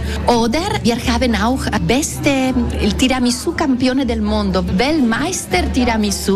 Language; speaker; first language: German; non-native, learner; Italian